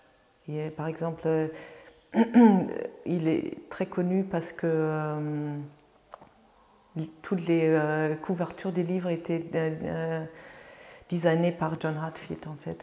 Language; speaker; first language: French; non-native, fluent; German